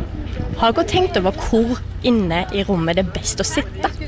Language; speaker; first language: Norwegian; native; Norwegian